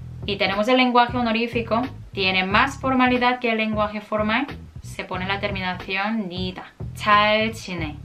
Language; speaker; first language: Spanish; non-native, fluent; Korean